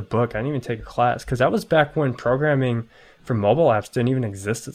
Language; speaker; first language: English; native; English